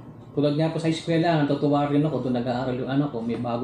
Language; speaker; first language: Filipino; native; Filipino